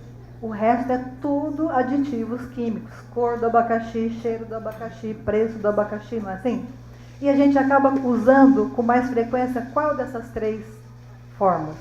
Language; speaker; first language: Portuguese; native; Portuguese